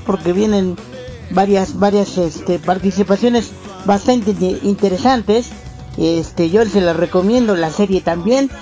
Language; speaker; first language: Spanish; native; Spanish